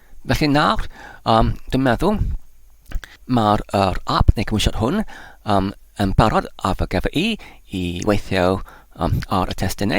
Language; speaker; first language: Welsh; non-native, learner; Polish